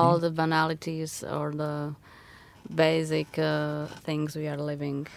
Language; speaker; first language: English; non-native, fluent; Slovak